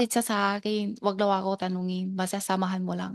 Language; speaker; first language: Filipino; non-native, learner; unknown